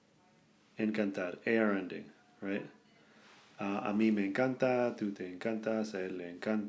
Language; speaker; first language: Spanish; non-native, fluent; English